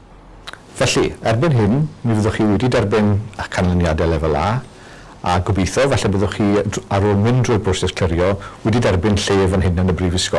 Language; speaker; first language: Welsh; native; Welsh